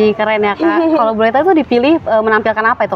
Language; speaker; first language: Indonesian; native; Indonesian